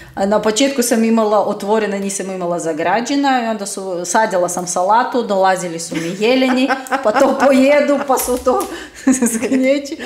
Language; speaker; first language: Croatian; non-native, fluent; Russian